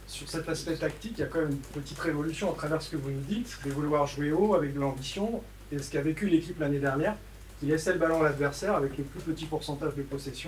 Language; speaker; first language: French; native; French